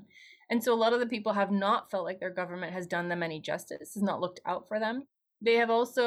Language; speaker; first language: English; native; English